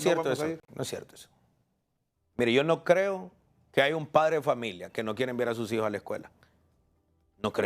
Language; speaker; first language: Spanish; native; Spanish